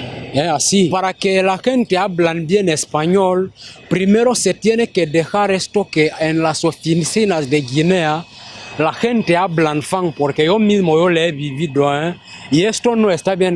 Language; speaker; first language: Spanish; non-native, fluent; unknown